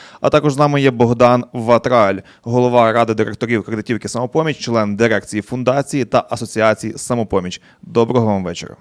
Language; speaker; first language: Ukrainian; native; Ukrainian